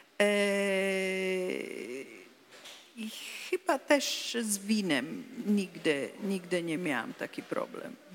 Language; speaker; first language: Polish; non-native, fluent; Italian